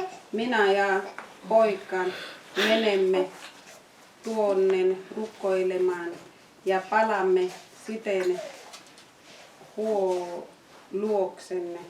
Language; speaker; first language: Finnish; non-native, fluent; Swahili